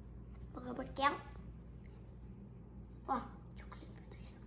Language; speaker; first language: Korean; early bilingual, heritage; Korean